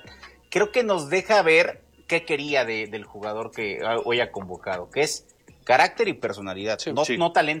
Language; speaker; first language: Spanish; native; Spanish